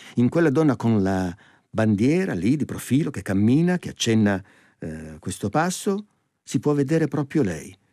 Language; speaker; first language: Italian; native; Italian